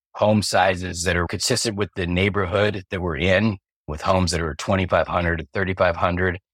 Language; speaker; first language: English; native; English